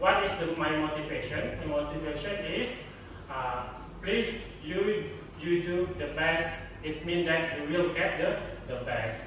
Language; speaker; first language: English; non-native, learner; Indonesian